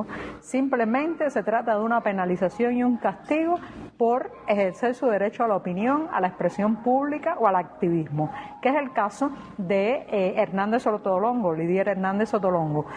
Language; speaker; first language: Spanish; native; Spanish